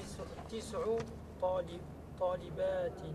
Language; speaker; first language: Arabic; non-native, learner; French